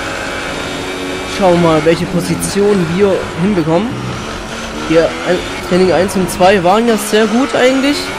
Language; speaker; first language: German; native; German